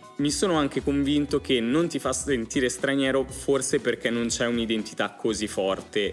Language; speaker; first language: Italian; native; Italian